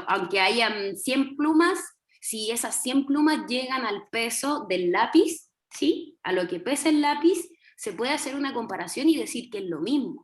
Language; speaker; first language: Spanish; native; Spanish